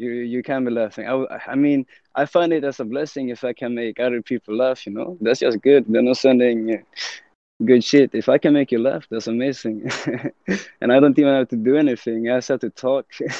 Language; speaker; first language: English; non-native, fluent; Swedish